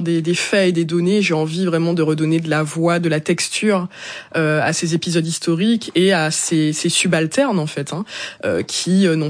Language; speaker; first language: French; native; French